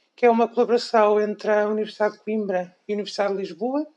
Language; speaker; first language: Portuguese; native; Portuguese